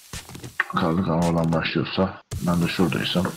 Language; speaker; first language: Turkish; native; Turkish